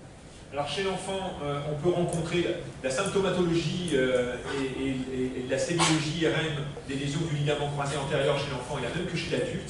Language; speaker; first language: French; native; French